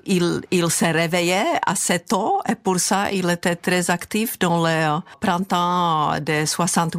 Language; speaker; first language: French; non-native, fluent; Czech